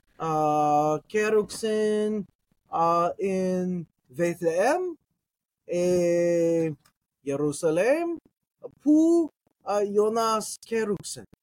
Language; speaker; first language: Greek; non-native, learner; English